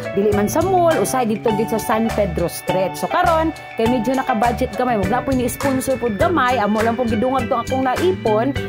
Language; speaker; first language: Cebuano; non-native, local second language; Hiligaynon